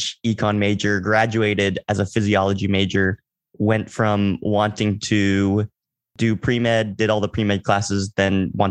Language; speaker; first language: English; native; English